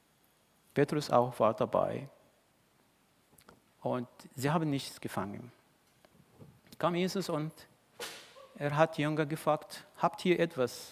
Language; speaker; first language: German; non-native, fluent; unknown